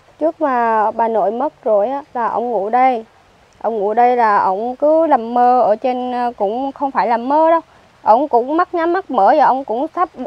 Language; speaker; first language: Vietnamese; non-native, local second language; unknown